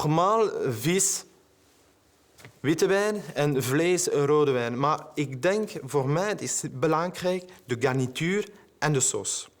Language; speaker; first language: Dutch; non-native, learner; French